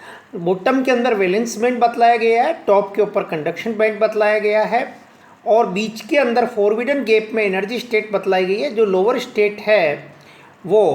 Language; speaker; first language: Hindi; native; Hindi